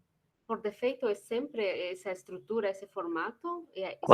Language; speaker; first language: Portuguese; non-native, fluent; Spanish